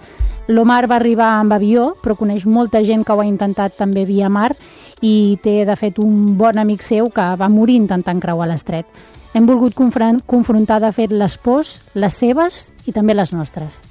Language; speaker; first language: Catalan; native; Catalan